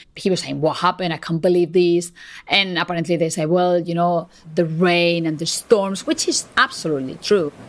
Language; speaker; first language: English; non-native, fluent; Spanish